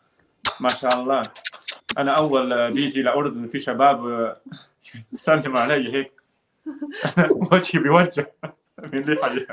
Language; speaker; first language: Arabic; non-native, learner; Chinese